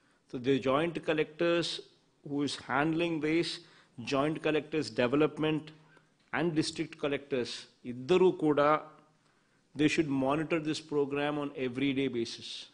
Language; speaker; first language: English; non-native, local second language; Telugu